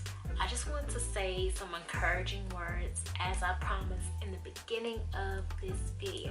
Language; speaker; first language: English; native; English